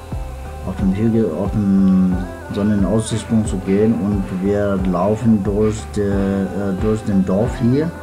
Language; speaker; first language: German; non-native, fluent; Nepali